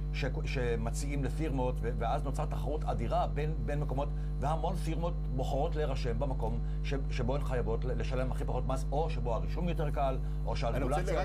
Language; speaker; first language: Hebrew; native; Hebrew